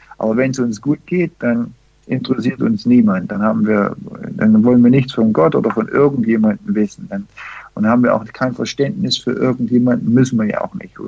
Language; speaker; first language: German; early bilingual, heritage; German